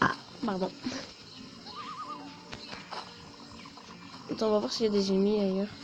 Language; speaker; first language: French; native; French